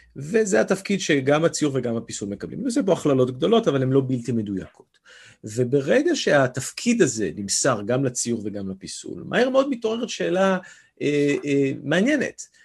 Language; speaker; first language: Hebrew; native; Hebrew